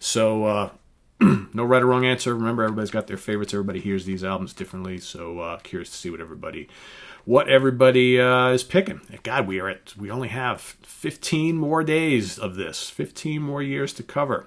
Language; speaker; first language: English; native; English